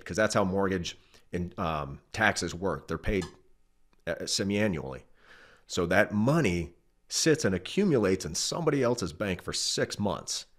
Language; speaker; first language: English; native; English